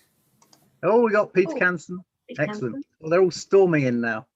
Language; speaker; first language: English; native; English